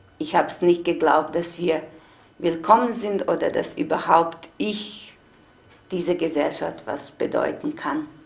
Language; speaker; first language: German; non-native, fluent; Bosnian